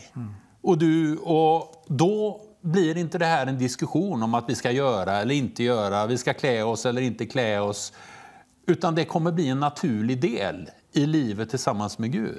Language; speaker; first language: Swedish; native; Swedish